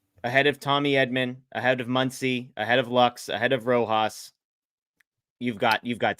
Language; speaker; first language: English; native; English